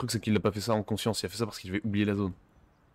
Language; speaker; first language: French; native; French